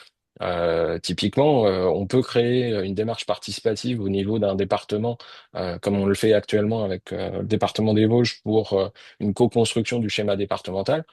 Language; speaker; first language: French; native; French